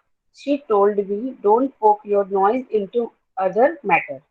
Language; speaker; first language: English; non-native, learner; Hindi